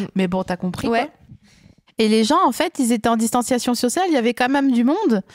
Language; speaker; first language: French; native; French